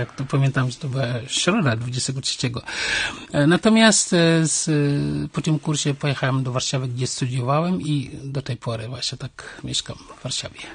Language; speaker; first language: Polish; non-native, fluent; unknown